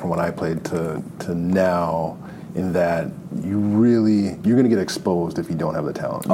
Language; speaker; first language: English; native; English